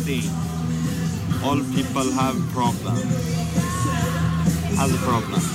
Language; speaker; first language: English; non-native, learner; Persian